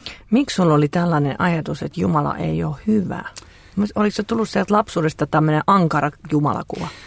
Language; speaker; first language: Finnish; native; Finnish